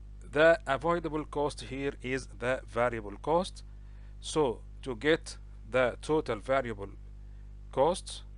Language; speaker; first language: English; non-native, local second language; Arabic